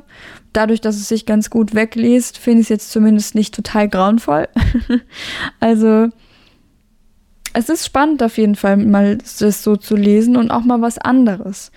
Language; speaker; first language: German; native; German